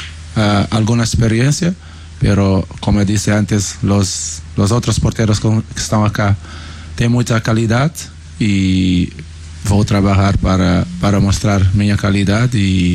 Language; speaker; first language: Spanish; non-native, learner; Portuguese